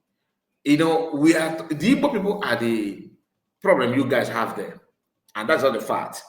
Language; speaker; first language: English; non-native, local second language; Igbo